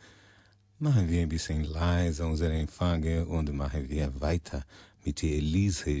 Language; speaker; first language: German; non-native, learner; Portuguese